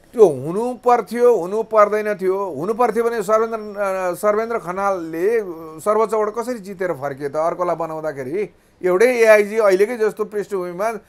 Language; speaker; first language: Nepali; native; Nepali